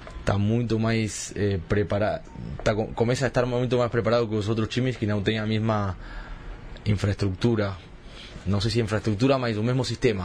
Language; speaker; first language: Portuguese; early bilingual, heritage; Spanish